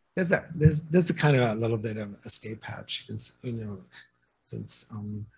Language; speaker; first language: English; native; English